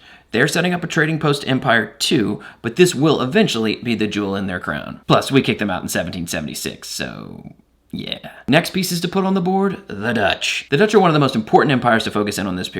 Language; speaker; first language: English; native; English